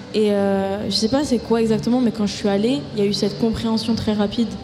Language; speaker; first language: French; native; French